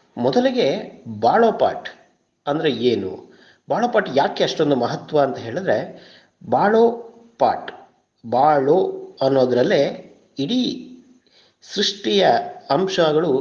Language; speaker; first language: Kannada; non-native, local second language; Kodava